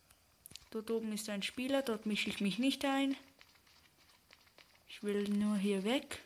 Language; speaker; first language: German; native; German